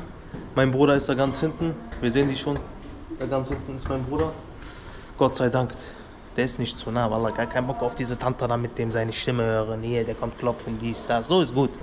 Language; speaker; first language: German; early bilingual, other home language; Turkish